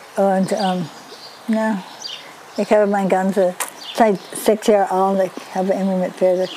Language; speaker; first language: German; non-native, learner; English